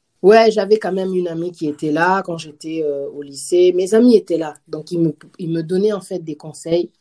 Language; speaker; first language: French; native; French